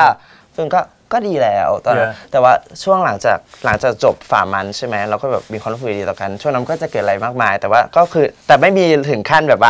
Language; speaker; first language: Thai; native; Thai